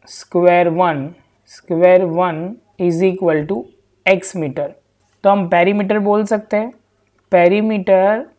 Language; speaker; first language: Hindi; non-native, local second language; Gujarati